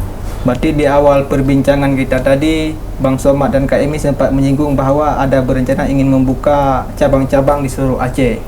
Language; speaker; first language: Indonesian; native; Indonesian